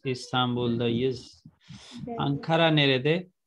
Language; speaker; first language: Turkish; non-native, fluent; Urdu